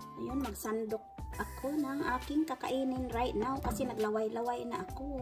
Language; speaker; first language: Filipino; non-native, local second language; Cebuano